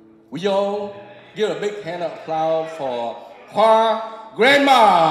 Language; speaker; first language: English; non-native, fluent; Vietnamese